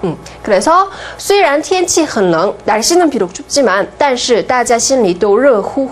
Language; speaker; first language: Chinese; non-native, fluent; Korean